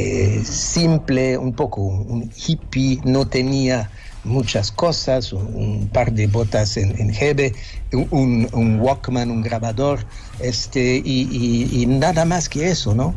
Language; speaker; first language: Spanish; non-native, fluent; French